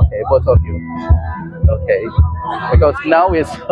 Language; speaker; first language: English; non-native, fluent; Indonesian